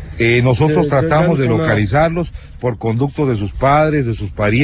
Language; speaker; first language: Spanish; native; Spanish